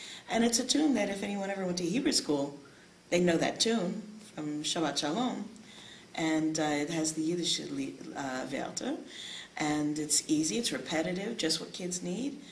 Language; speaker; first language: English; native; English